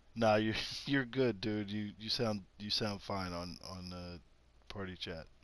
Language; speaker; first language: English; native; English